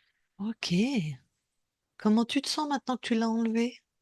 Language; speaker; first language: French; native; French